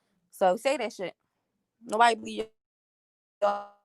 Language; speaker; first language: English; native; English